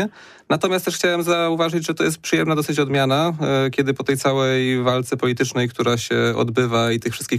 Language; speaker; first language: Polish; native; Polish